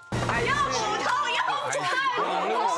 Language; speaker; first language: Chinese; native; Chinese